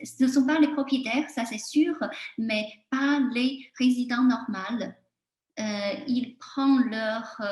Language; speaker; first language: French; non-native, fluent; Chinese